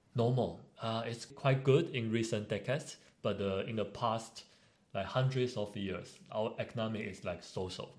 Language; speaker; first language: English; non-native, learner; Chinese